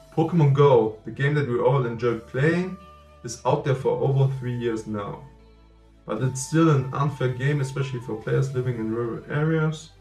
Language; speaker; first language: English; non-native, fluent; German